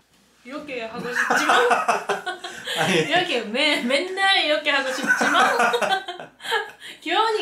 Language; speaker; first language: Korean; non-native, learner; Japanese